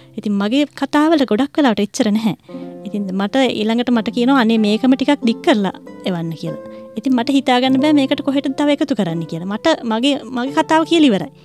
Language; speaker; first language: Sinhala; early bilingual, other home language; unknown